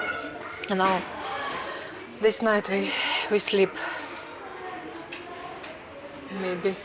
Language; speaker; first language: English; non-native, learner; Russian